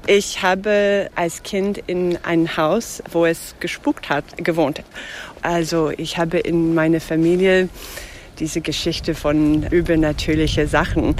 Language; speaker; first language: German; non-native, fluent; English